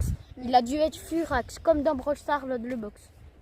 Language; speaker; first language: French; native; French